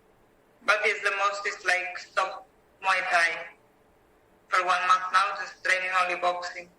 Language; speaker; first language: English; non-native, learner; Greek